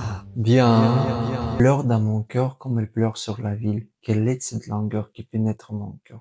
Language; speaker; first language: French; non-native, fluent; Russian